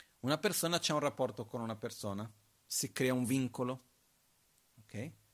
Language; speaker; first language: Italian; non-native, fluent; Portuguese